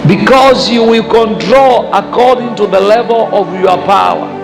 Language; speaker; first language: English; non-native, local second language; Swahili